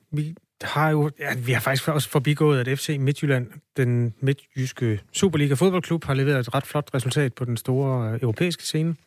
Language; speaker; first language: Danish; native; Danish